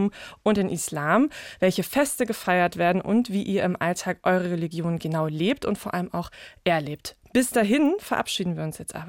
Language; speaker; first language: German; native; German